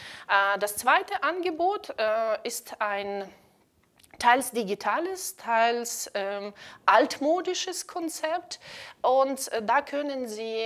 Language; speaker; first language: German; non-native, fluent; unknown